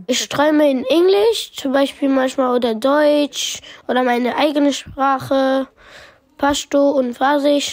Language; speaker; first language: German; early bilingual, other home language; Pashto